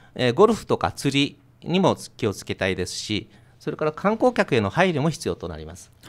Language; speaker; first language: Japanese; native; Japanese